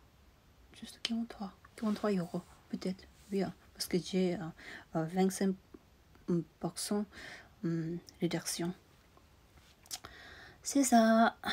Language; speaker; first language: French; non-native, learner; Tibetan